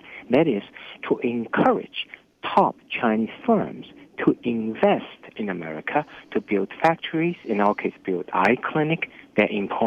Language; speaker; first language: English; non-native, fluent; Chinese